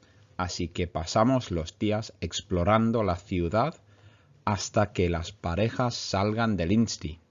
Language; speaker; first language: Spanish; non-native, fluent; English